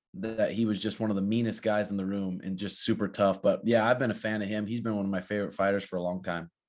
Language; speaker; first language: English; native; English